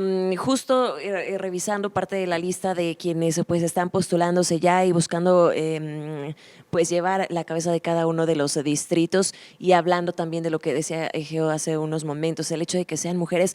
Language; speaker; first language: Spanish; native; Spanish